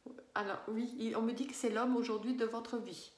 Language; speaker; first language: French; native; French